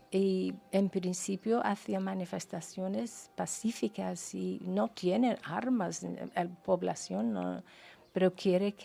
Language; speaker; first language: Spanish; non-native, fluent; Persian